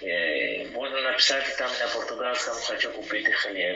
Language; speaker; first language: Russian; non-native, learner; Portuguese